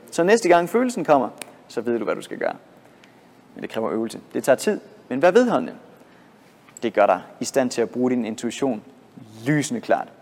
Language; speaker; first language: Danish; native; Danish